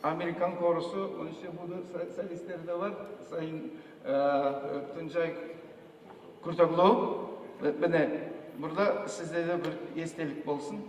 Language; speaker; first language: Turkish; non-native, learner; Kazakh